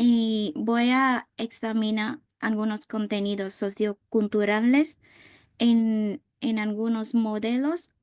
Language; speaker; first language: Spanish; non-native, fluent; Vietnamese